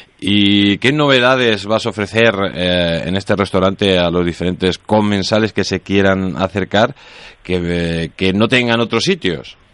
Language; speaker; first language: Spanish; native; Spanish